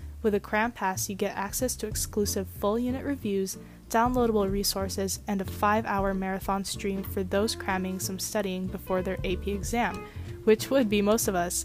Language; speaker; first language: English; native; English